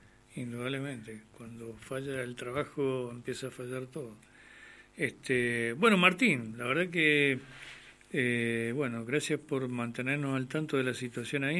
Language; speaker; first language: Spanish; native; Spanish